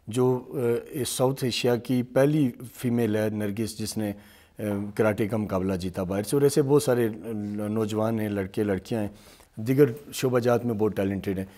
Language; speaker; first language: Urdu; native; Urdu